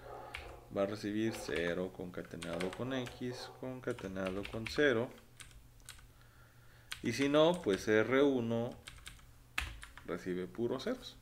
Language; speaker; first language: Spanish; native; Spanish